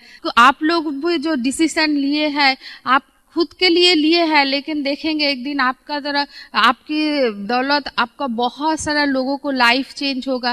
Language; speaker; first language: Hindi; non-native, local second language; Bangla